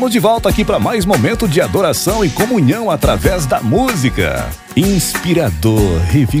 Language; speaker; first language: Portuguese; native; Portuguese